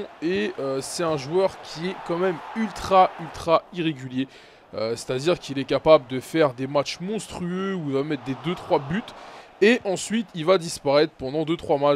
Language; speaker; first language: French; native; French